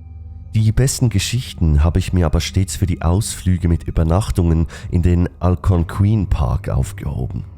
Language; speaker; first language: German; native; German